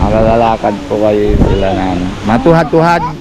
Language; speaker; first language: Filipino; non-native, learner; Punjabi